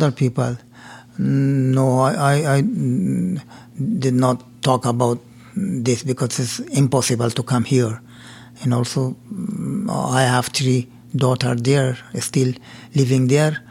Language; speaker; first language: English; non-native, learner; Persian